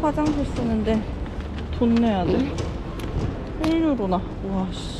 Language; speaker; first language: Korean; native; Korean